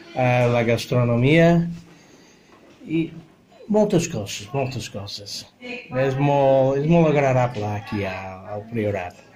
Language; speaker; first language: Catalan; non-native, fluent; English